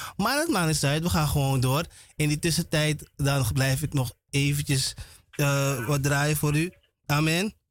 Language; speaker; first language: Dutch; native; Dutch